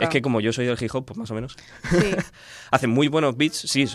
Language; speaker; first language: Spanish; native; Spanish